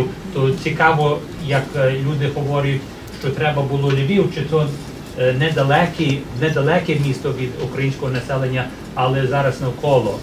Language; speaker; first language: Ukrainian; early bilingual, heritage; Ukrainian